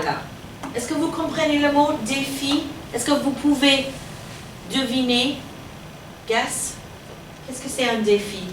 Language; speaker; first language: French; non-native, fluent; English